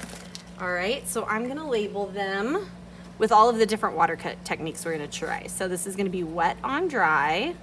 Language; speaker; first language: English; native; English